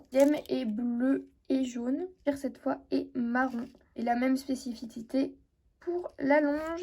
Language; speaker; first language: French; native; French